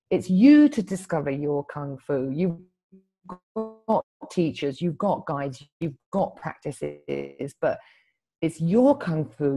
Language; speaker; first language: English; native; English